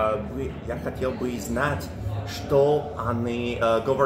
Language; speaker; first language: Russian; non-native, learner; English